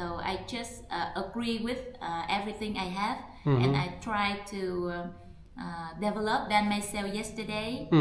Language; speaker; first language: English; non-native, learner; Vietnamese